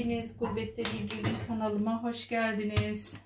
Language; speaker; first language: Turkish; native; Turkish